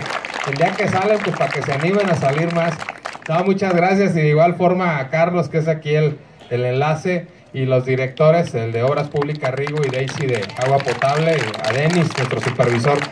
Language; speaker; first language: Spanish; native; Spanish